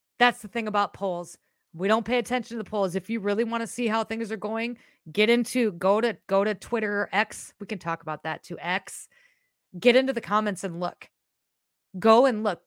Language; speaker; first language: English; native; English